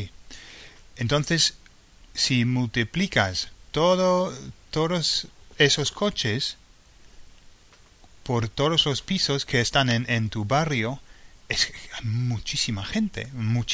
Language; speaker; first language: Spanish; non-native, fluent; English